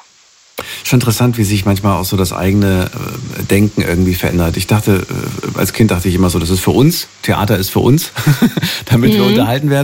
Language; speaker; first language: German; native; German